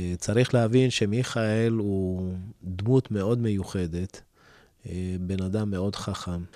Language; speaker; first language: Hebrew; early bilingual, other home language; Amharic